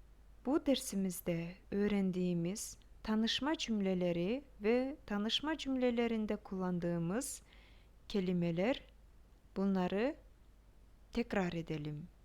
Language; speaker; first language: Turkish; non-native, fluent; Kyrgyz